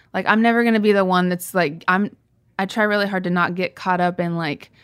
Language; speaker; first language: English; native; English